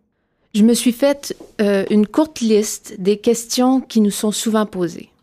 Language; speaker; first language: French; native; French